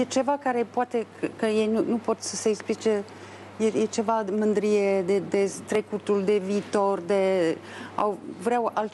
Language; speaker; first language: Romanian; non-native, fluent; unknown